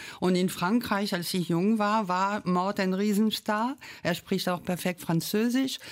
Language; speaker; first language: German; non-native, fluent; French